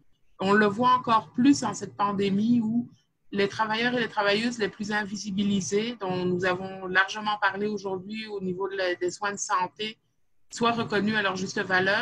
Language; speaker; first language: French; native; French